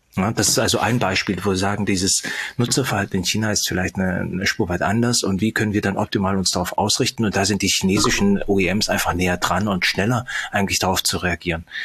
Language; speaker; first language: German; early bilingual, other home language; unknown